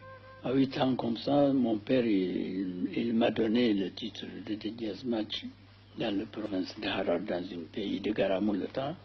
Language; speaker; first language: French; non-native, fluent; Amharic